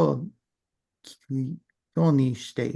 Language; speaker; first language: Japanese; non-native, learner; English